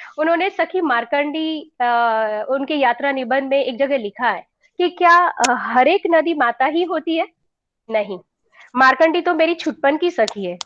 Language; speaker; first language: Hindi; non-native, local second language; Gujarati